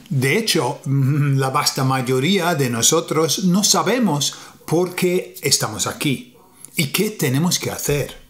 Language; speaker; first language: Spanish; non-native, fluent; English